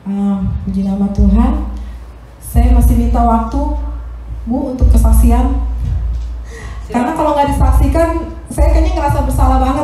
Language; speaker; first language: Indonesian; native; Indonesian